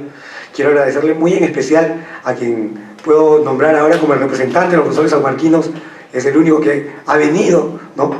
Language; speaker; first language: Spanish; native; Spanish